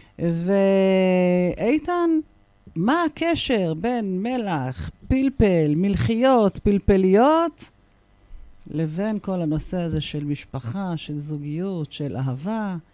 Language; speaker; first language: Hebrew; native; Hebrew